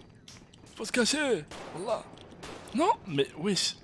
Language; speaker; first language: French; native; French